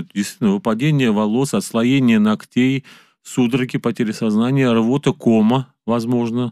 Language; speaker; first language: Russian; native; Russian